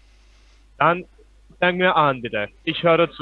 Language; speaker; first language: German; non-native, fluent; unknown